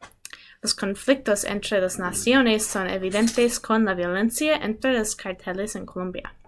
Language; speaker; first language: Spanish; non-native, learner; English